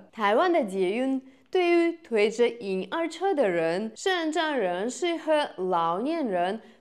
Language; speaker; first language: Chinese; non-native, fluent; Russian